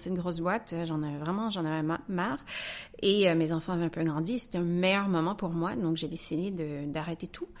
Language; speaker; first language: French; native; French